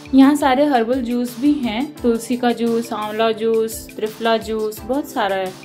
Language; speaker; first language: Hindi; native; Hindi